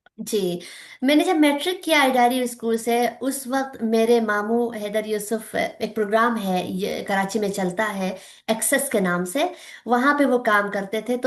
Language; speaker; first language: Urdu; non-native, local second language; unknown